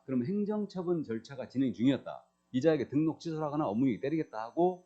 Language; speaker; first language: Korean; native; Korean